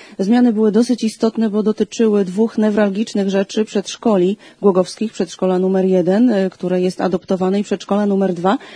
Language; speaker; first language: Polish; native; Polish